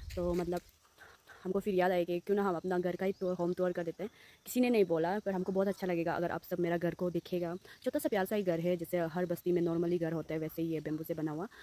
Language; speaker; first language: Hindi; non-native, local second language; Nyishi